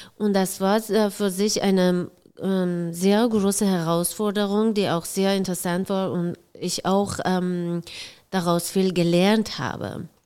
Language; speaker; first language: German; non-native, fluent; Persian